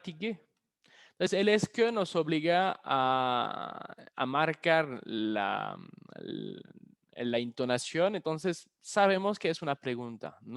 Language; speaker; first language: Spanish; non-native, fluent; French